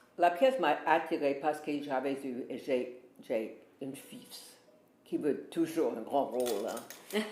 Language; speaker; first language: French; non-native, fluent; English